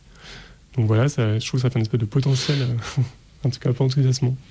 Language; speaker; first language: French; native; French